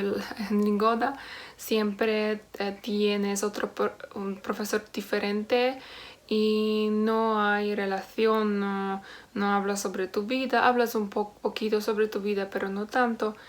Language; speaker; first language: Spanish; non-native, learner; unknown